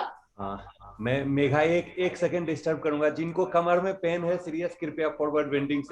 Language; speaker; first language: Hindi; native; Hindi